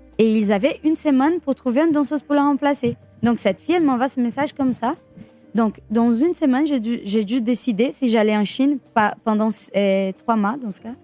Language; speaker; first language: French; non-native, fluent; Portuguese